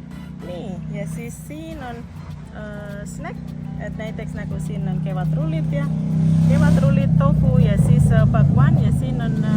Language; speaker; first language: Estonian; non-native, fluent; Indonesian